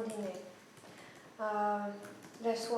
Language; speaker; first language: French; non-native, learner; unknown